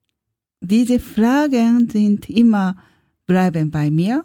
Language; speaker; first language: German; non-native, learner; Japanese